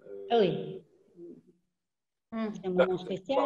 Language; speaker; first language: French; non-native, fluent; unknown